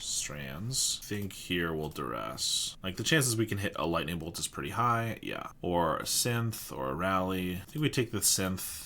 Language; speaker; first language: English; native; English